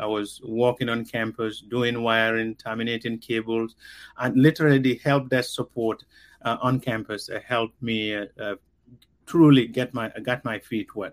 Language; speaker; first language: English; non-native, local second language; Mandingo